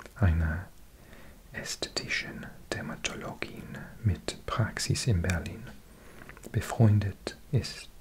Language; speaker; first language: German; non-native, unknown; English